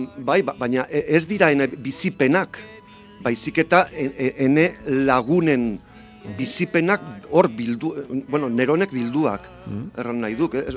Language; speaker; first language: Basque; non-native, local second language; Spanish